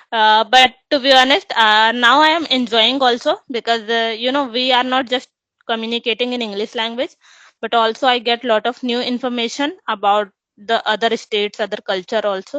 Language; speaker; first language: English; non-native, local second language; Hindi